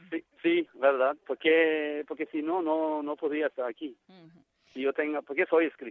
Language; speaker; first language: Spanish; non-native, learner; Norwegian